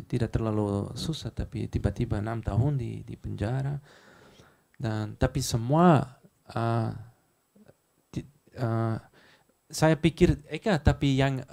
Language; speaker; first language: Indonesian; non-native, learner; Dutch